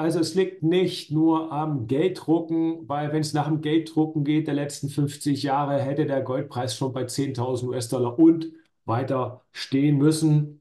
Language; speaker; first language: German; native; German